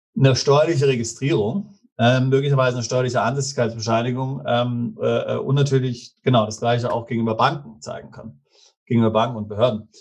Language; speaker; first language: German; native; German